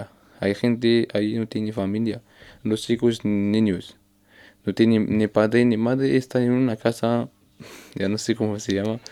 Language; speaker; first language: Spanish; non-native, learner; Arabic